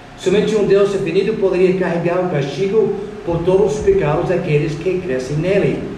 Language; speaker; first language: Portuguese; non-native, fluent; English